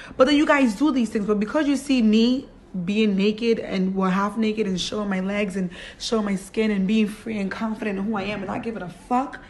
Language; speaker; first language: English; native; English